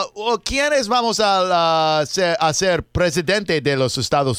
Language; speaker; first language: Spanish; non-native, learner; English